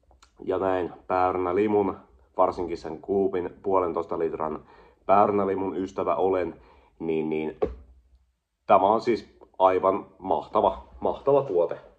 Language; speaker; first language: Finnish; native; Finnish